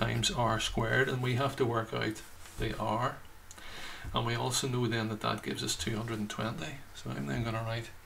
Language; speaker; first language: English; native; English